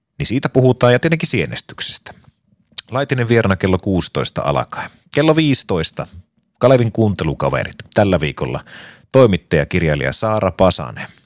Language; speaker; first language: Finnish; native; Finnish